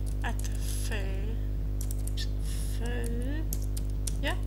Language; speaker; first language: Swedish; non-native, learner; German